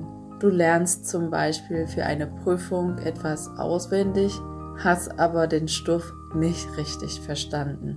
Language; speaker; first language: German; non-native, fluent; Vietnamese